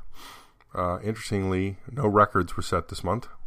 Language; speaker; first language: English; native; English